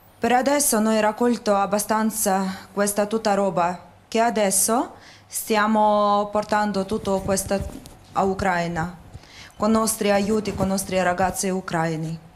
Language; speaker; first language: Italian; non-native, learner; Ukrainian